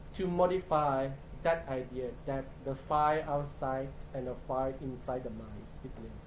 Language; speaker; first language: English; non-native, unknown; Thai